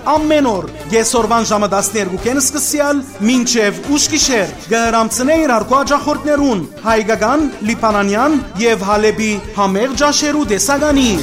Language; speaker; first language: Armenian; early bilingual, heritage; Armenian